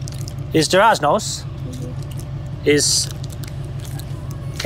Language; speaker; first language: Spanish; non-native, learner; English